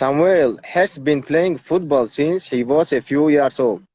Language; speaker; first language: English; non-native, learner; Tajik